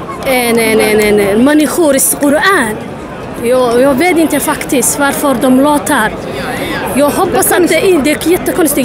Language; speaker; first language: Swedish; non-native, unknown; Arabic